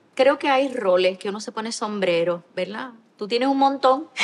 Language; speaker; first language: Spanish; native; Spanish